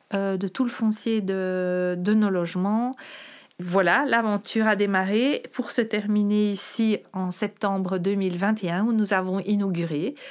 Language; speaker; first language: French; native; French